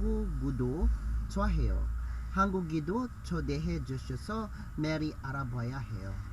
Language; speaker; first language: Korean; non-native, learner; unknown